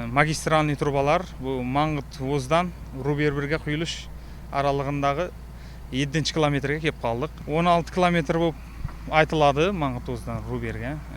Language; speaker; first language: Uzbek; native; Uzbek